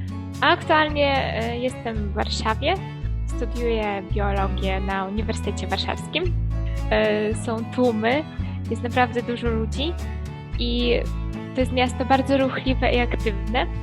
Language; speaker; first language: Polish; early bilingual, heritage; Polish